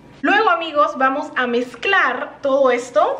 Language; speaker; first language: Spanish; native; Spanish